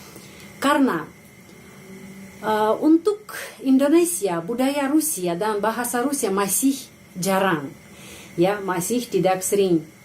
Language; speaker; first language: Indonesian; non-native, fluent; Russian